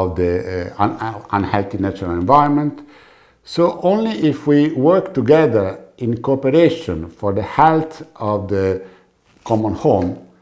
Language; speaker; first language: English; non-native, fluent; Italian